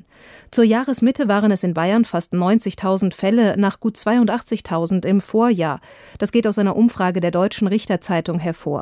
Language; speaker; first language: German; native; German